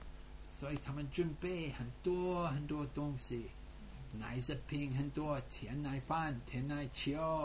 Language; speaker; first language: Chinese; non-native, fluent; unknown